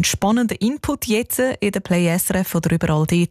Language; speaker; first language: German; native; German